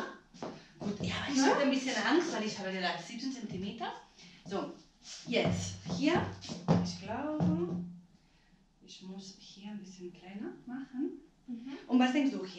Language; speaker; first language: German; non-native, learner; Spanish